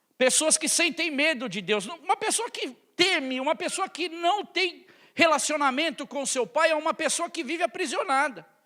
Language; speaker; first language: Portuguese; native; Portuguese